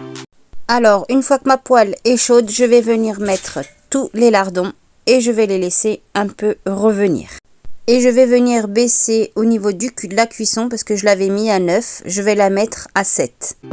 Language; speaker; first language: French; native; French